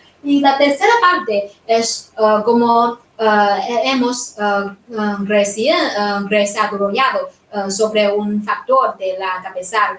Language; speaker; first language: Spanish; non-native, fluent; Chinese